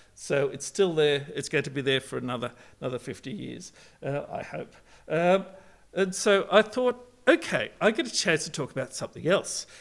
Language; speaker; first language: English; native; English